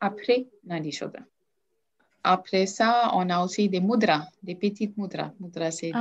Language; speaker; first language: French; non-native, learner; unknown